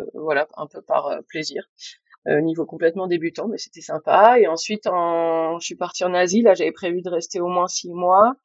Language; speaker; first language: French; native; French